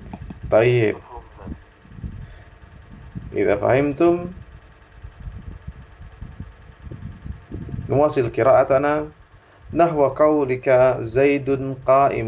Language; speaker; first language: Arabic; non-native, fluent; Indonesian